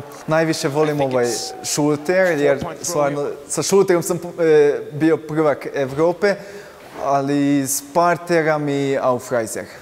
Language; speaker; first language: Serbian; non-native, local second language; Hungarian